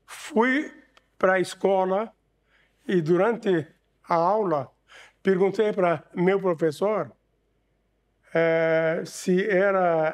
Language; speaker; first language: Portuguese; non-native, fluent; Arabic